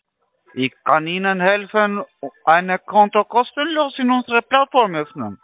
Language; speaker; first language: German; non-native, learner; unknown